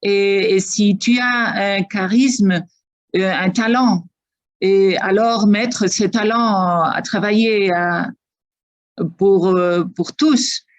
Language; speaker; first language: French; non-native, fluent; Spanish